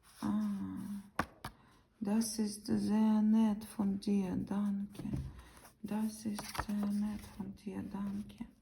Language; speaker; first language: German; non-native, learner; Ukrainian